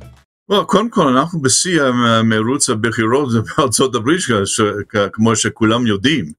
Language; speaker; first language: Hebrew; non-native, fluent; English